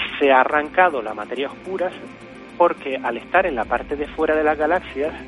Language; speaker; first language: Spanish; native; Spanish